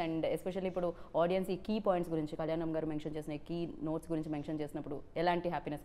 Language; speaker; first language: Telugu; native; Telugu